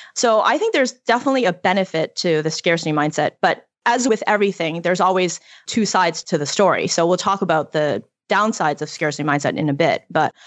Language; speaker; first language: English; early bilingual, other home language; Chinese